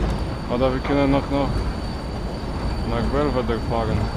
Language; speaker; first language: German; non-native, learner; Polish